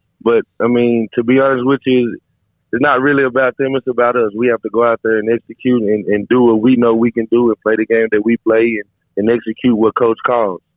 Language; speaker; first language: English; native; English